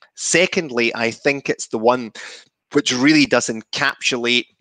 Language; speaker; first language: English; native; English